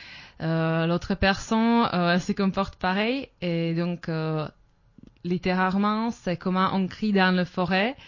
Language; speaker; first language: French; non-native, fluent; Czech